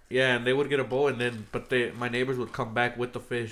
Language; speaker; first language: English; native; English